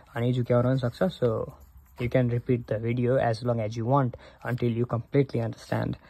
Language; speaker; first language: English; non-native, local second language; Nepali